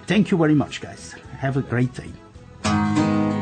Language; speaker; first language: English; non-native, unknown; German